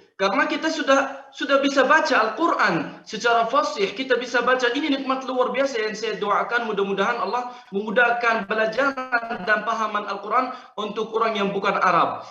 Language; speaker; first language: Indonesian; non-native, fluent; Arabic